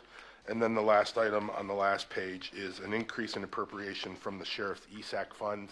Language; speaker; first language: English; native; English